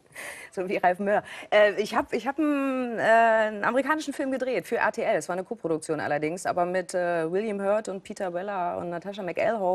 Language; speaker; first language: German; native; German